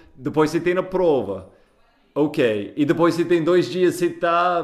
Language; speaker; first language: Portuguese; non-native, fluent; English